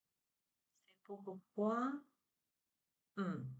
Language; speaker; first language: French; non-native, learner; Chinese